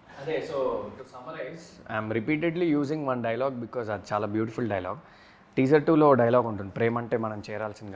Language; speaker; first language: Telugu; native; Telugu